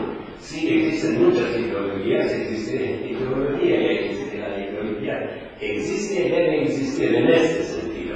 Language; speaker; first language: Spanish; non-native, fluent; Polish